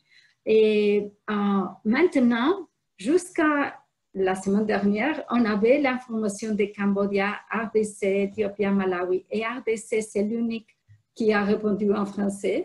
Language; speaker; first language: French; non-native, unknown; Spanish